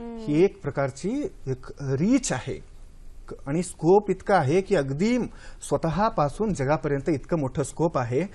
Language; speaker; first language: Marathi; non-native, local second language; Kannada